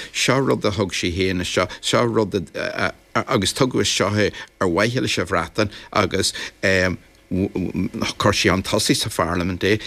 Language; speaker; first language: Irish; native; Irish